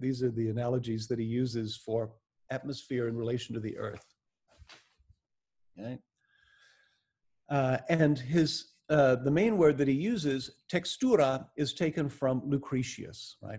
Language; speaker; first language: English; native; English